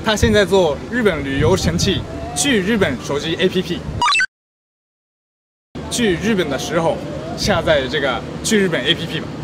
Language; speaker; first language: Chinese; non-native, fluent; Japanese